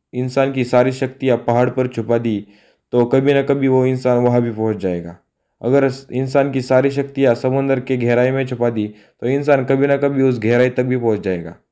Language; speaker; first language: Hindi; non-native, local second language; Marathi